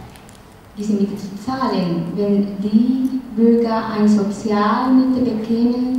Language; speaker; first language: German; non-native, fluent; Spanish